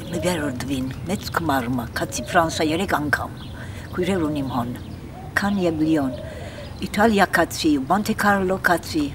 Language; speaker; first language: Armenian; early bilingual, heritage; Armenian